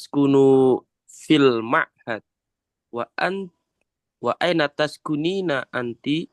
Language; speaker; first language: Arabic; non-native, learner; Indonesian